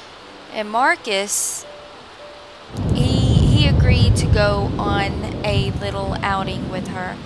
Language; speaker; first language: English; native; English